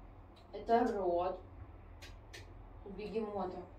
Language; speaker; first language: Russian; native; Russian